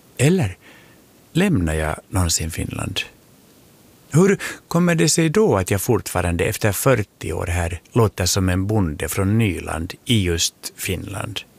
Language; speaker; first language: Swedish; native; Swedish